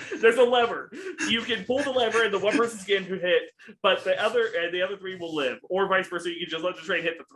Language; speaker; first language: English; native; English